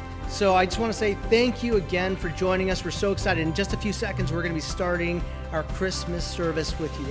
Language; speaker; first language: English; native; English